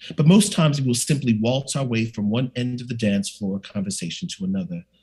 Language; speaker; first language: English; native; English